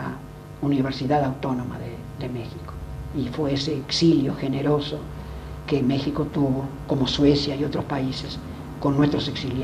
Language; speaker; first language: Spanish; native; Spanish